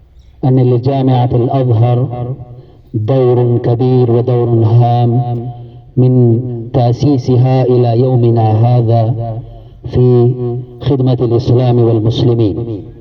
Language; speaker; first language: Arabic; non-native, fluent; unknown